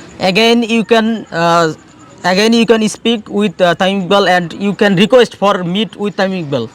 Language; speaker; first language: English; non-native, local second language; Bangla